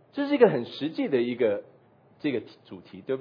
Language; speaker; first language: Chinese; native; Chinese